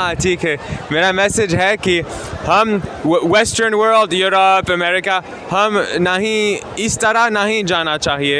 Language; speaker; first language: Hindi; non-native, learner; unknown